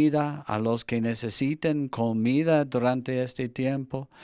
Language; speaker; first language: Spanish; non-native, fluent; English